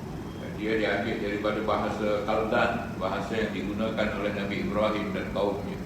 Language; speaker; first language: Malay; native; Malay